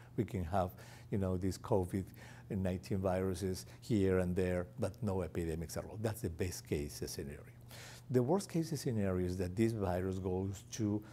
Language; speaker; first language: English; non-native, fluent; Spanish